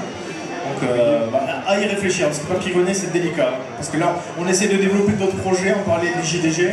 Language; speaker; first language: French; native; French